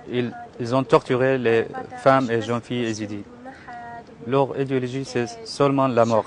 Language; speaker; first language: French; non-native, learner; Kurdish